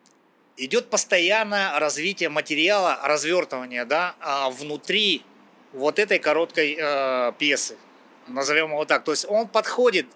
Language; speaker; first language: Russian; native; Russian